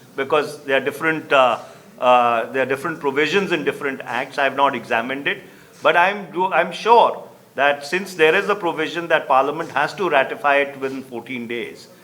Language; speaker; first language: English; non-native, local second language; Hindi